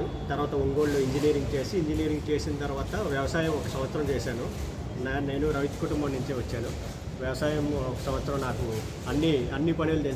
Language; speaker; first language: Telugu; native; Telugu